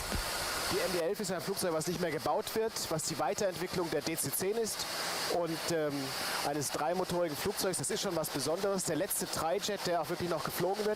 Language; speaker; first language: German; native; German